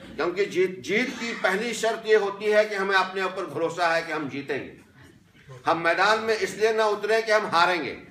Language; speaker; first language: Hindi; non-native, local second language; Kashmiri